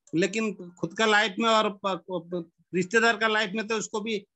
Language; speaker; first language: Hindi; non-native, local second language; Odia